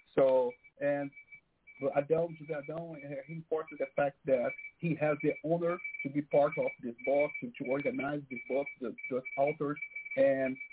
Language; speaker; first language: English; non-native, fluent; Portuguese